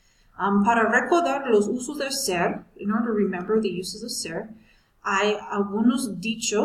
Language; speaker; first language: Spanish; non-native, fluent; English